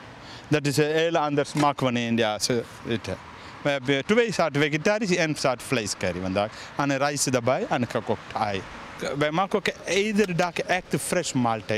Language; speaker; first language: Dutch; non-native, learner; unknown